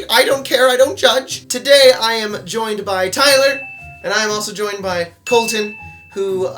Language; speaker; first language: English; native; English